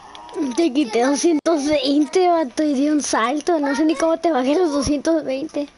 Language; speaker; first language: Spanish; native; Spanish